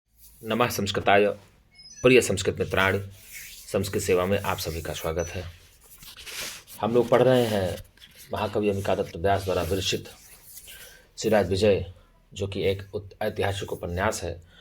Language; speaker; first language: Hindi; native; Hindi